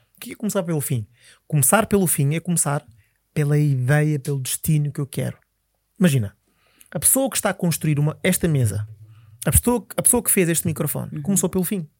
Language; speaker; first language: Portuguese; early bilingual, other home language; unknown